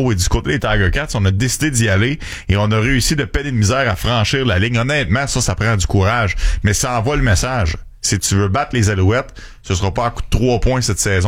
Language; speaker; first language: French; native; French